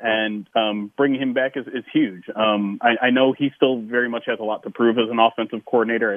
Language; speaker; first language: English; native; English